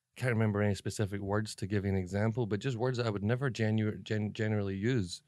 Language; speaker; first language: English; native; English